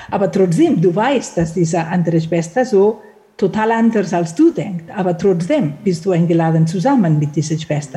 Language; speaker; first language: German; non-native, fluent; Catalan